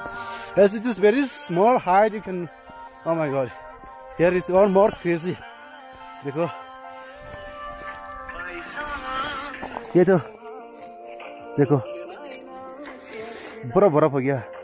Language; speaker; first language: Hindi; non-native, local second language; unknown